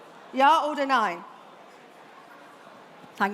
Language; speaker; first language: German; non-native, learner; English